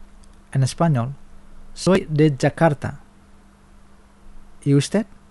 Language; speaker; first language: Spanish; non-native, fluent; Indonesian